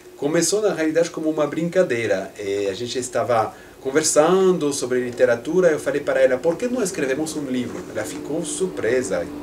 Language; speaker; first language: Portuguese; non-native, fluent; French